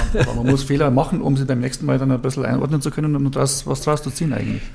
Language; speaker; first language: German; native; German